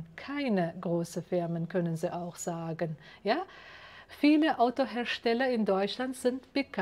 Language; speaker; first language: German; non-native, fluent; Uzbek